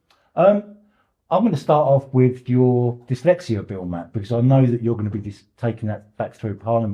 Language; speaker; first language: English; native; English